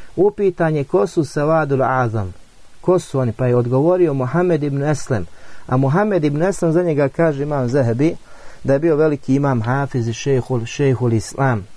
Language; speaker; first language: Bosnian; native; Bosnian